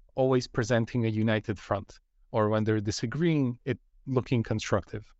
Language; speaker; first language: English; non-native, fluent; Bulgarian